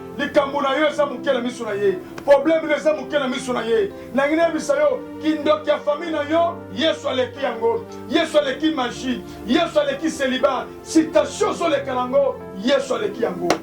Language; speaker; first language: Lingala; native; Lingala